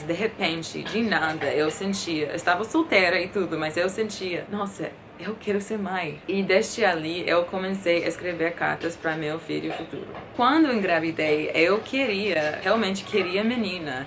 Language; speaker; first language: Portuguese; non-native, fluent; English